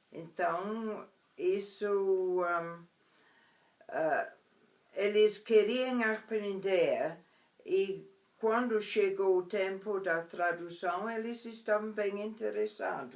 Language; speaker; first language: Portuguese; non-native, fluent; English